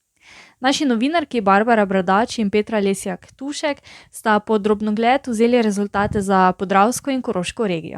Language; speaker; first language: Slovenian; native; Slovenian